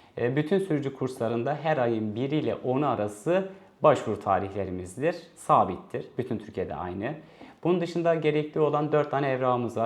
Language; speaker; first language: Turkish; native; Turkish